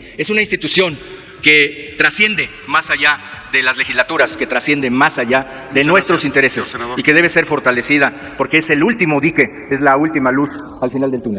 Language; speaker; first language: Spanish; native; Spanish